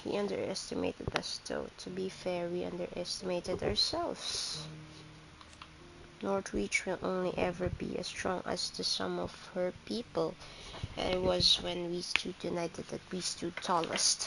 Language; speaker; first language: English; non-native, local second language; Filipino